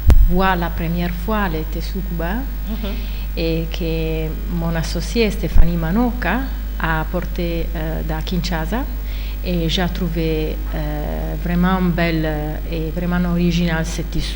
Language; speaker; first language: French; non-native, fluent; Italian